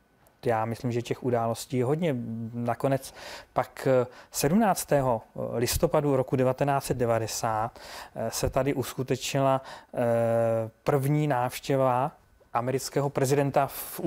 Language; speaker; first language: Czech; native; Czech